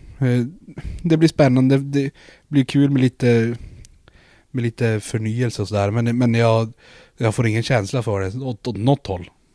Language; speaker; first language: Swedish; native; Swedish